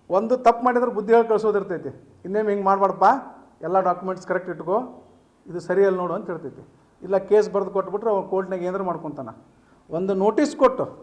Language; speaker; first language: Kannada; native; Kannada